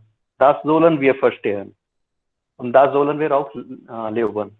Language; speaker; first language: German; non-native, fluent; Hindi